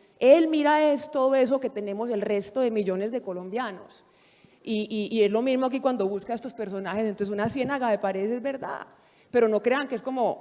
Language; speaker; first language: Spanish; native; Spanish